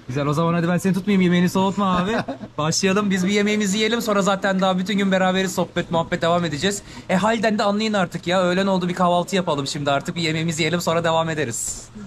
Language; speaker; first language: Turkish; native; Turkish